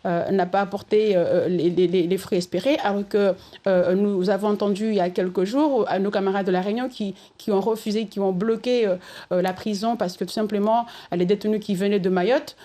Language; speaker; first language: French; non-native, local second language; Comorian